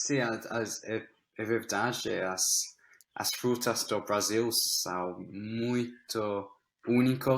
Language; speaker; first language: Portuguese; non-native, fluent; English